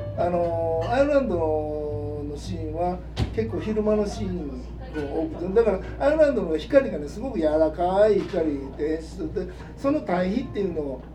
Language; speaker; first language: Japanese; native; Japanese